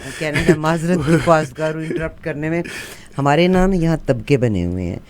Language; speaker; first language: Urdu; native; Urdu